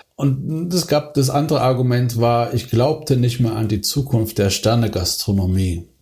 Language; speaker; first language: German; native; German